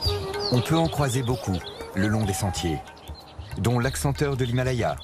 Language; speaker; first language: French; native; French